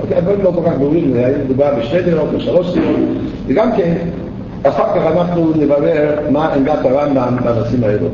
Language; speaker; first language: Hebrew; native; Hebrew